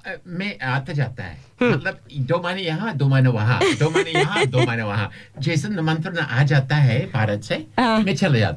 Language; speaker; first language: Hindi; non-native, fluent; English